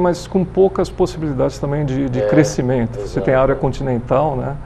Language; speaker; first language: Portuguese; native; Portuguese